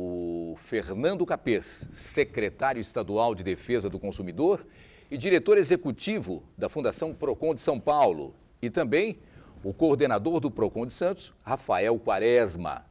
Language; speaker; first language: Portuguese; native; Portuguese